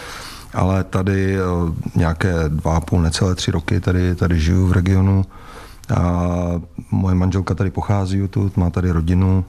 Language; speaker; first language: Czech; native; Czech